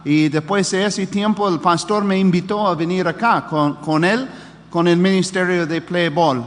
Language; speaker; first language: Spanish; non-native, fluent; English